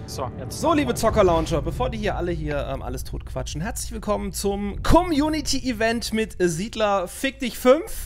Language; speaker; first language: German; native; German